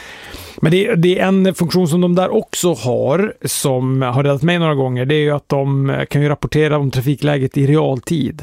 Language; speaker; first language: Swedish; native; Swedish